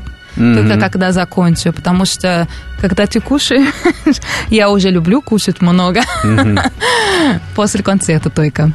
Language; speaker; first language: Russian; non-native, learner; Portuguese